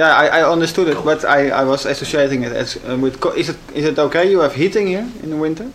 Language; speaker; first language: English; non-native, fluent; Dutch